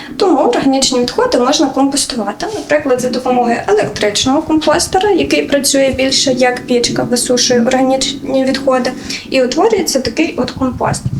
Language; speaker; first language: Ukrainian; native; Ukrainian